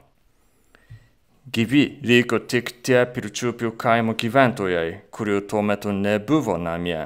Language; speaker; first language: Lithuanian; non-native, fluent; Japanese